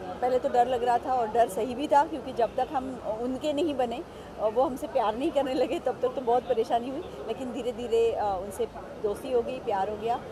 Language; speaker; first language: Hindi; native; Hindi